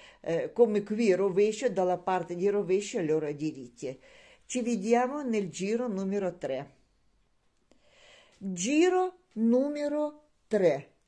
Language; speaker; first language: Italian; non-native, learner; Ukrainian